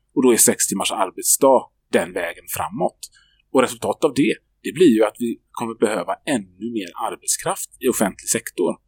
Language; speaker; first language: Swedish; native; Swedish